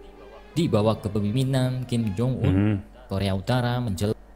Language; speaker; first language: Indonesian; native; Indonesian